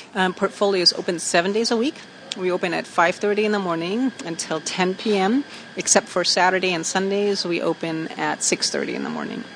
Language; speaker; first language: English; non-native, fluent; German